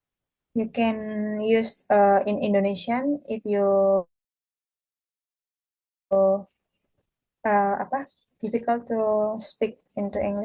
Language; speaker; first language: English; non-native, learner; Indonesian